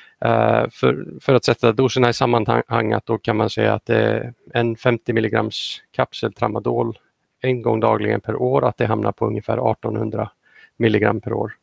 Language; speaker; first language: Swedish; non-native, fluent; Icelandic